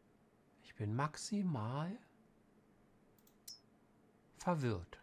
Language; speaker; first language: German; native; German